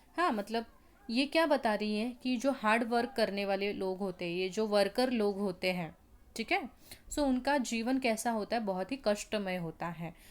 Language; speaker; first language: Hindi; non-native, local second language; Marathi